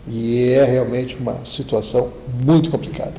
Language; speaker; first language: Portuguese; native; Portuguese